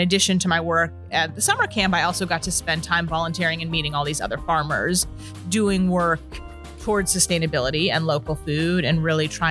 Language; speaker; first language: English; native; English